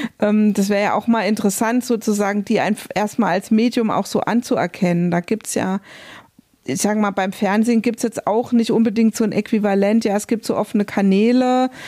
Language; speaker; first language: German; native; German